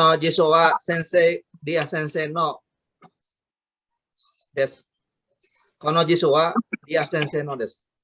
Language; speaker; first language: Japanese; non-native, learner; Indonesian